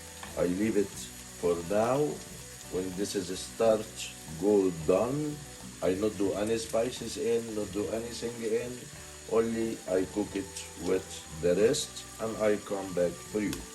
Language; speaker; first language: English; non-native, learner; Arabic